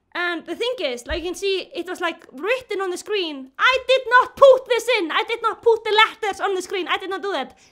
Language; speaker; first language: English; non-native, fluent; Icelandic